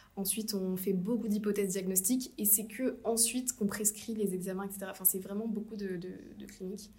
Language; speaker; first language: French; native; French